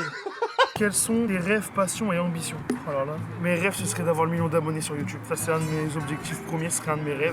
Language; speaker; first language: French; native; French